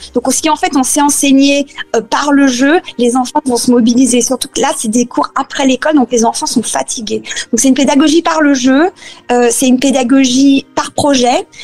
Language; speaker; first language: French; early bilingual, other home language; Spanish